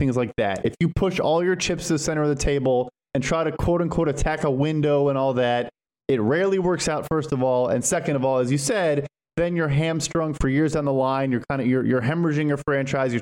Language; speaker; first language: English; native; English